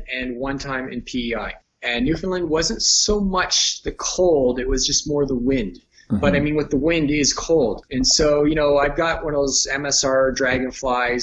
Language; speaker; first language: English; native; English